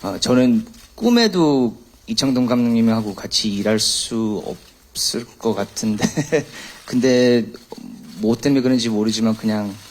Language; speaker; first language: Korean; early bilingual, heritage; English